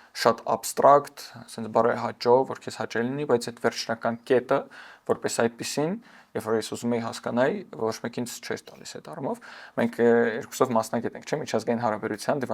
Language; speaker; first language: Armenian; early bilingual, heritage; Armenian